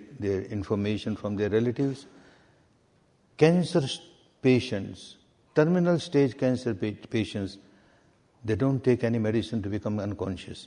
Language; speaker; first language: English; non-native, fluent; Burmese